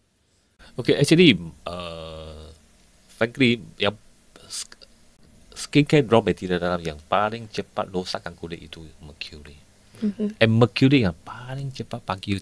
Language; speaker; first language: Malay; non-native, local second language; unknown